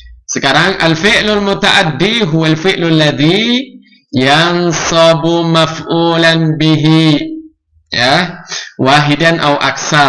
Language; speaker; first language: Arabic; non-native, fluent; Indonesian